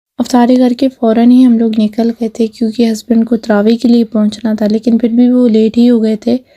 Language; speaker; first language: Urdu; native; Urdu